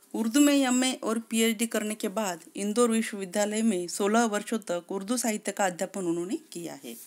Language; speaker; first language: Hindi; non-native, local second language; Marathi